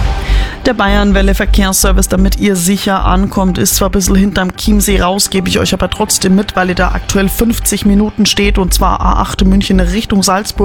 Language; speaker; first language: German; native; German